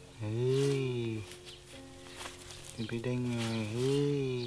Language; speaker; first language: Thai; non-native, local second language; Khmer